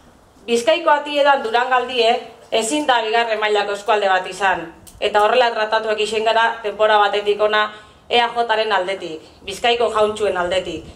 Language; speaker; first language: Basque; native; Basque